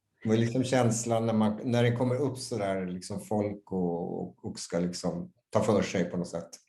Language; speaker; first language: Swedish; native; Swedish